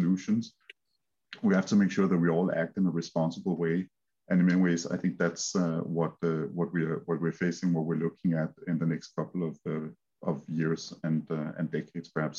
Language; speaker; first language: English; non-native, fluent; Danish